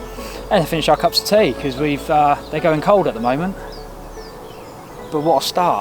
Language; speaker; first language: English; native; English